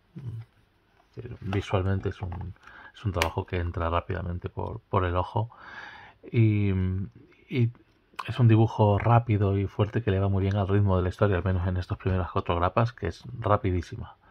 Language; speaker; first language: Spanish; native; Spanish